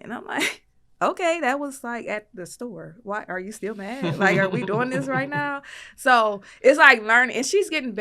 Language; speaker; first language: English; native; English